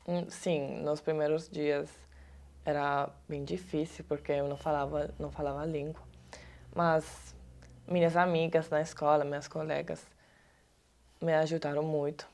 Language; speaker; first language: Portuguese; non-native, learner; Italian